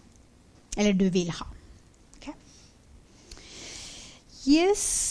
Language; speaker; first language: Norwegian; non-native, fluent; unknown